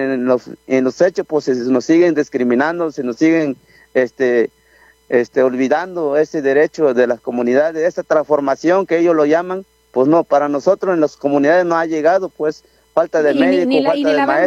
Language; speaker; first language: Spanish; non-native, local second language; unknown